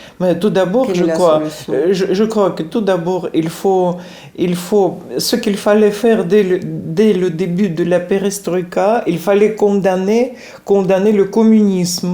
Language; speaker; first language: French; non-native, fluent; Russian